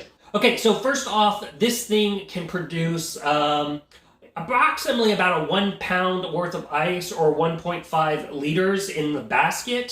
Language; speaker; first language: English; native; English